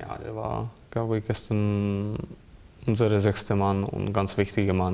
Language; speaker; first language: German; non-native, fluent; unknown